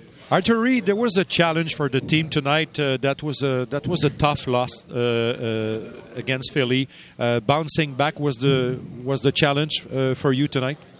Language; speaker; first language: English; non-native, fluent; French